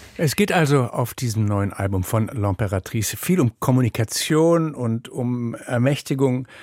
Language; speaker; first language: German; native; German